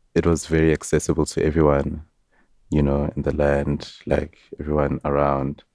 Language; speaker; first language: English; non-native, local second language; Zulu